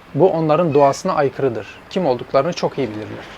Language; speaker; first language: Turkish; non-native, local second language; Zaza